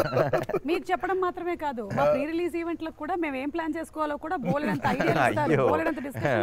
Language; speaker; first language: Telugu; native; Telugu